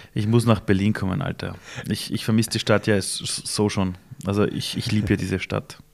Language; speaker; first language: German; early bilingual, other home language; Persian